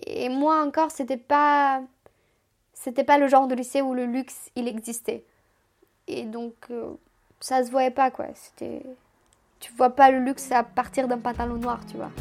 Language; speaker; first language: French; non-native, fluent; Romanian